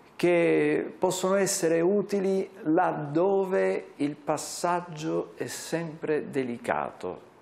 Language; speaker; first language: Italian; non-native, local second language; Sicilian